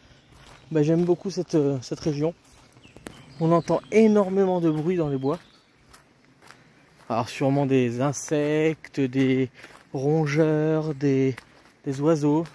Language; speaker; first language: French; native; French